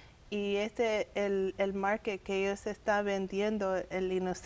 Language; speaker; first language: Spanish; early bilingual, heritage; English